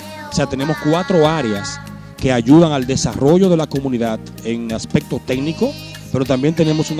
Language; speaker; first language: Spanish; native; Spanish